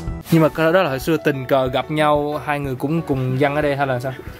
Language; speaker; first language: Vietnamese; early bilingual, heritage; Vietnamese